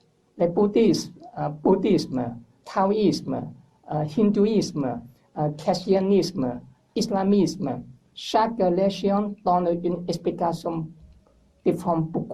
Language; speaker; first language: French; non-native, learner; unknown